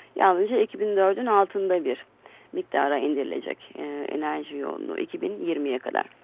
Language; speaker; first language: Turkish; native; Turkish